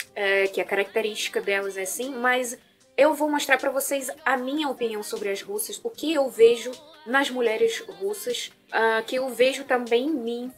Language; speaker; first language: Portuguese; non-native, fluent; Russian